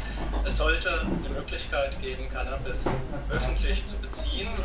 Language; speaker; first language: German; native; German